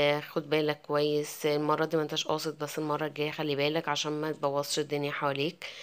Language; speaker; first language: Arabic; native; Arabic